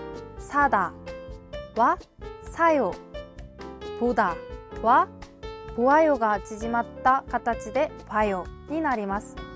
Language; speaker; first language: Japanese; non-native, fluent; Korean